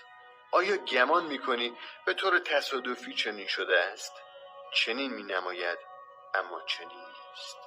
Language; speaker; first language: Persian; native; Persian